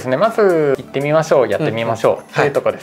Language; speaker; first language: Japanese; native; Japanese